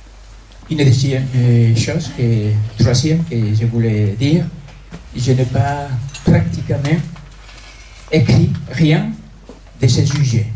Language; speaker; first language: French; non-native, fluent; Spanish